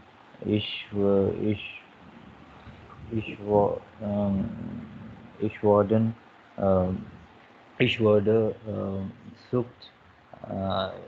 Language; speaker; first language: German; non-native, learner; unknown